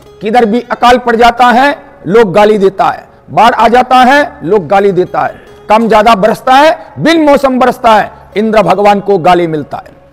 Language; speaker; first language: Hindi; non-native, local second language; Marathi